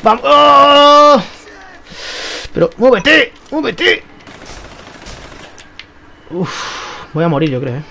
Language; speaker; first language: Spanish; native; Spanish